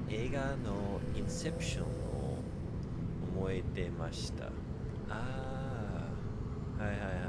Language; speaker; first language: Japanese; non-native, learner; English